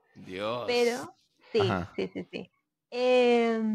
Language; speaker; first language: Spanish; native; Spanish